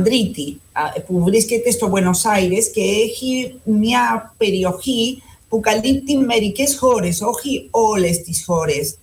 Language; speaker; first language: Greek; non-native, fluent; Spanish